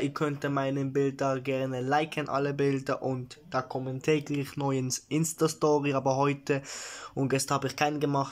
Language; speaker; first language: German; early bilingual, other home language; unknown